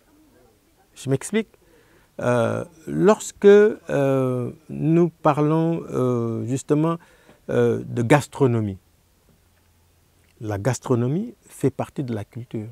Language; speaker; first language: French; non-native, local second language; Wolof